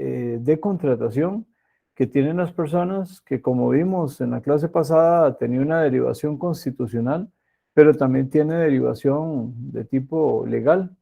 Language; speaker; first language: Spanish; native; Spanish